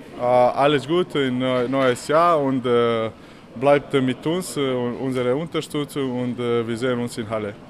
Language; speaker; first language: German; non-native, learner; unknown